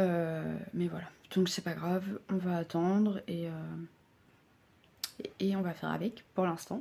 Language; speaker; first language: French; native; French